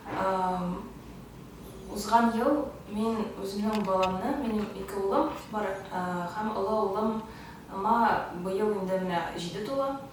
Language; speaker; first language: Tatar; early bilingual, heritage; Tatar